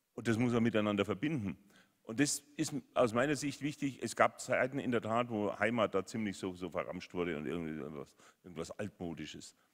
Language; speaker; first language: German; native; German